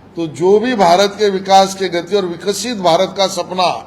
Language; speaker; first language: Hindi; non-native, local second language; Marathi